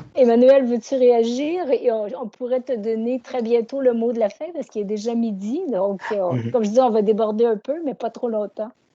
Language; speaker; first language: French; native; French